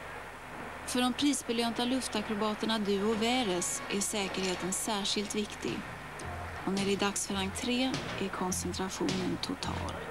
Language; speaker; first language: Swedish; native; Swedish